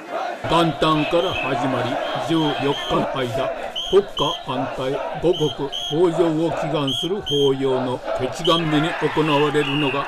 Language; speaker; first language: Japanese; native; Japanese